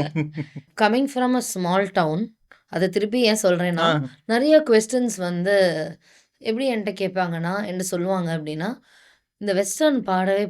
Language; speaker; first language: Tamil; native; Tamil